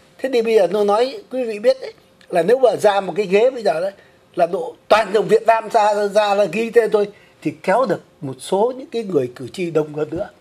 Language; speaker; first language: Vietnamese; native; Vietnamese